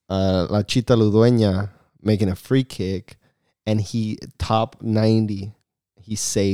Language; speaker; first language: English; early bilingual, other home language; Spanish